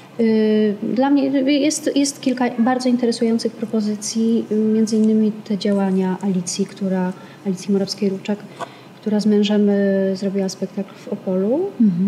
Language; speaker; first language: Polish; native; Polish